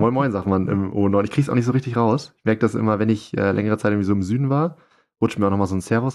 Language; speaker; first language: German; native; German